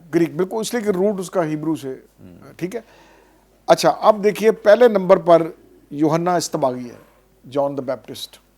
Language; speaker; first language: Urdu; non-native, local second language; Punjabi